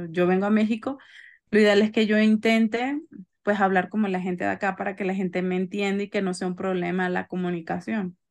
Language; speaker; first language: Spanish; native; Spanish